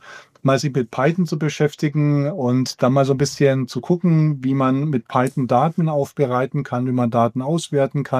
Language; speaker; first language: German; native; German